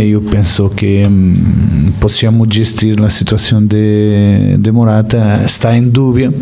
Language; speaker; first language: Italian; non-native, fluent; Portuguese